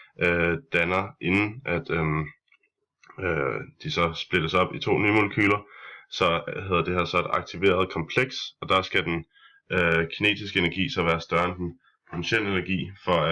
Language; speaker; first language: Danish; native; Danish